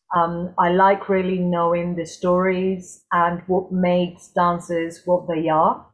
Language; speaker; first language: English; non-native, fluent; Spanish